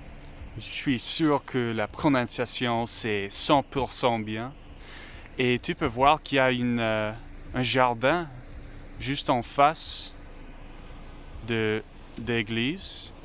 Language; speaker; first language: French; non-native, learner; English